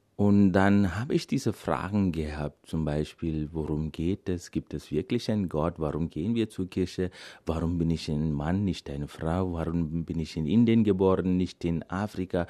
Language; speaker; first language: German; non-native, fluent; Malayalam